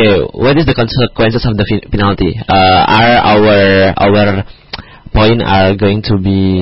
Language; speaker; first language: English; non-native, learner; Indonesian